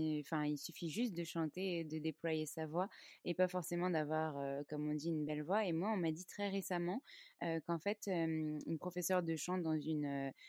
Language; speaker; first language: French; native; French